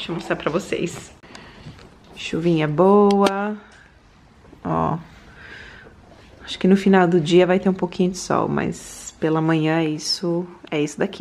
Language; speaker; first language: Portuguese; early bilingual, heritage; Portuguese